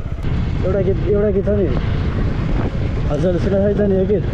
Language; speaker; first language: Nepali; native; Nepali